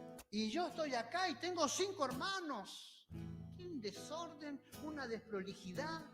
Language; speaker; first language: Spanish; native; Spanish